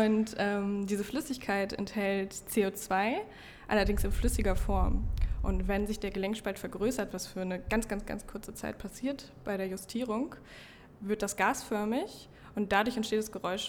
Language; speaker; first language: German; native; German